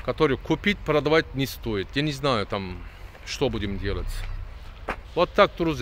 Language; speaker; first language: Russian; non-native, learner; Turkish